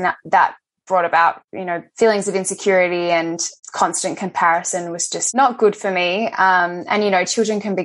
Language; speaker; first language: English; native; English